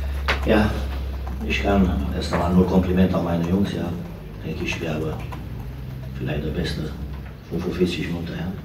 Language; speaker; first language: German; non-native, learner; Romanian